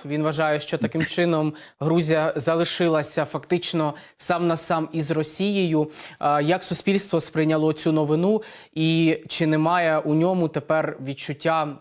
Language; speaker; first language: Ukrainian; native; Ukrainian